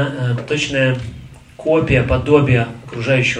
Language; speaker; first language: Russian; native; Russian